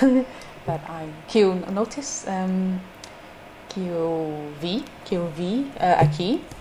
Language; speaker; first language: Portuguese; non-native, learner; English